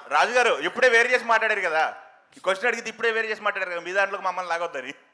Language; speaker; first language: Telugu; native; Telugu